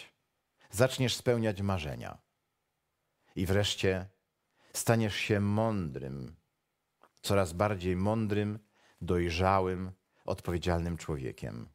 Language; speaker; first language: Polish; native; Polish